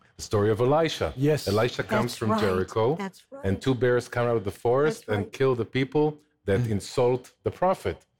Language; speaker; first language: English; non-native, fluent; Hebrew